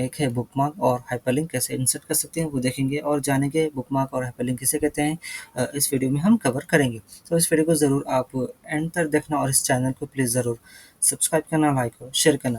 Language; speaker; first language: Hindi; native; Hindi